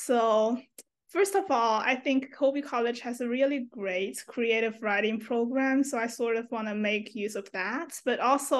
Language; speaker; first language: English; non-native, fluent; Chinese